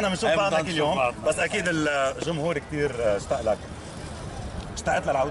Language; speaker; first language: Arabic; native; Arabic